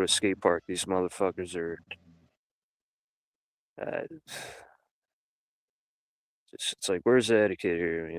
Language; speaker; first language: English; native; English